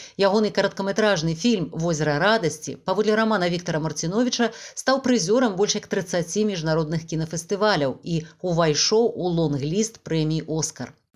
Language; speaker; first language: Belarusian; native; Belarusian